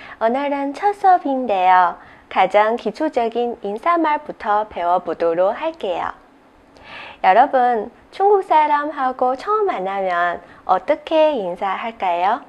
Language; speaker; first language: Korean; non-native, fluent; Chinese